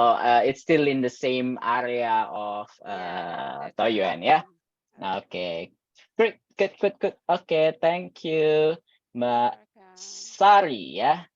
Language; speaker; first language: English; non-native, fluent; Indonesian